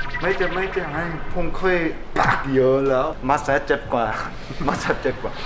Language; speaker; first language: Thai; non-native, learner; Korean